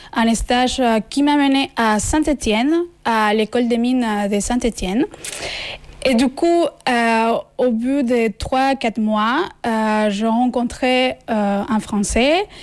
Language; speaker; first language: French; non-native, fluent; Spanish